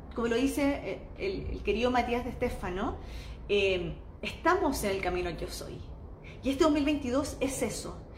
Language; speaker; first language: Spanish; native; Spanish